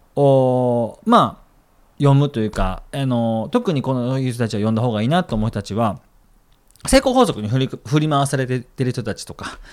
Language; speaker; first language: Japanese; native; Japanese